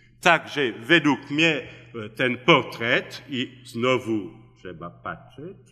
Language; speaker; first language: Polish; early bilingual, heritage; Polish